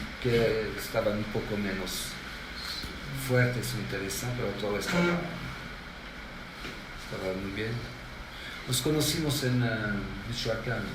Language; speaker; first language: Spanish; non-native, fluent; French